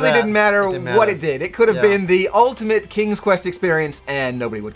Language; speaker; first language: English; native; English